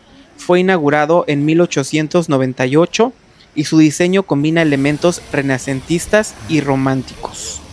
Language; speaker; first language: Spanish; native; Spanish